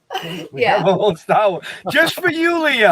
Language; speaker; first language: English; native; English